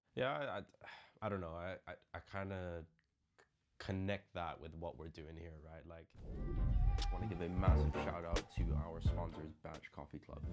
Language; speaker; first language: English; non-native, local second language; Filipino